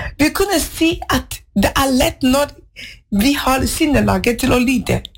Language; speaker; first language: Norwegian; non-native, fluent; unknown